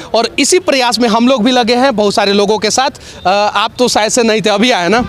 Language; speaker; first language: Hindi; native; Hindi